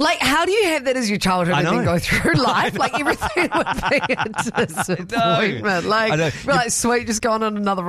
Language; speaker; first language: English; native; English